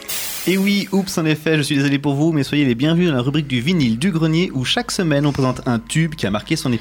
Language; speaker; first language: French; native; French